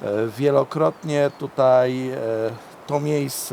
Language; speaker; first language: Polish; native; Polish